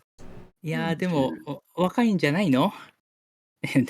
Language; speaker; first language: Japanese; native; Japanese